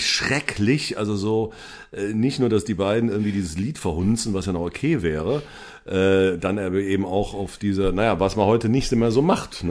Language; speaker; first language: German; native; German